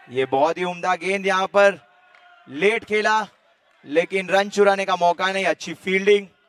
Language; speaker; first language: Hindi; non-native, local second language; Gujarati